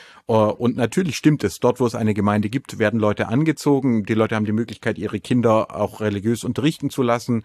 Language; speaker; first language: German; native; German